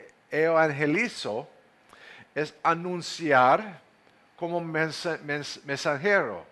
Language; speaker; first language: Spanish; non-native, fluent; English